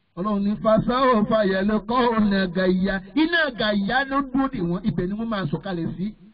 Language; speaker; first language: English; non-native, local second language; Yoruba